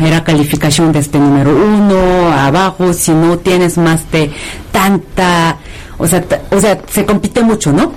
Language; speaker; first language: Spanish; non-native, fluent; Korean